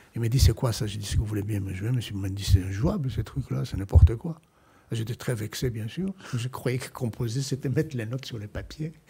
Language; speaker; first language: French; non-native, fluent; Greek